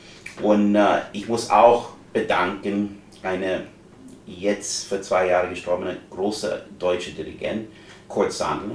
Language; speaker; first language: German; non-native, fluent; English